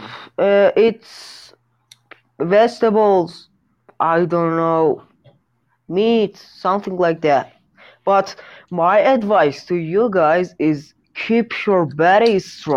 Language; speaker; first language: English; non-native, learner; Persian